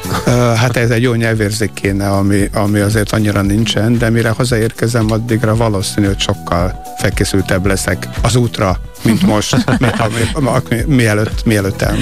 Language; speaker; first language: Hungarian; native; Hungarian